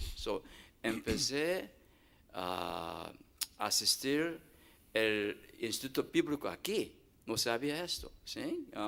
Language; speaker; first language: Spanish; non-native, learner; Korean